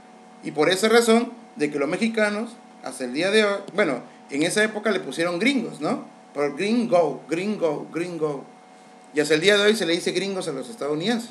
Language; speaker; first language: Spanish; native; Spanish